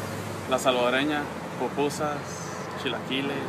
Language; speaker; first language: Spanish; early bilingual, heritage; Spanish